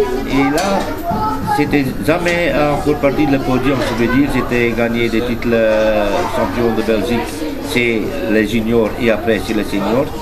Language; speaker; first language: French; non-native, learner; Dutch